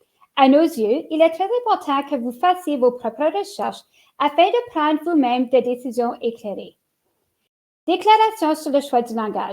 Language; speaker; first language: French; native; French